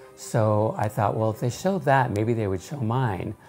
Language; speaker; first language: English; native; English